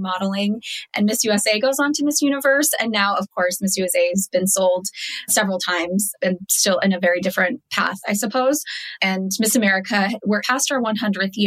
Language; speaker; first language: English; early bilingual, other home language; Telugu